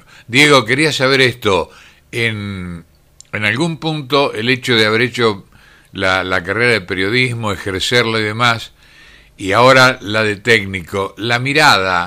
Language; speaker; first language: Spanish; native; Spanish